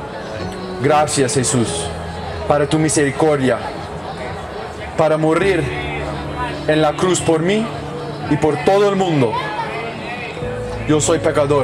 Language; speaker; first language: Spanish; non-native, learner; English